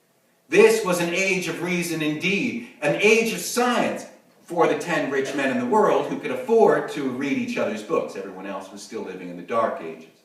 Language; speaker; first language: English; native; English